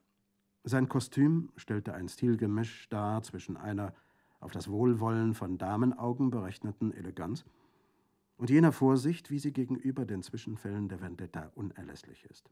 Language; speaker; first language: German; native; German